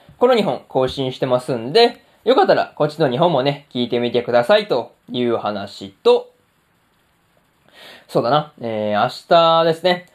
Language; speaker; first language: Japanese; native; Japanese